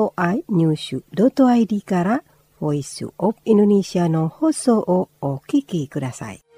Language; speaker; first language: Japanese; non-native, fluent; Indonesian